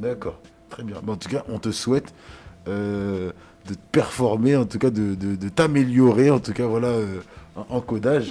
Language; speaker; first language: French; native; French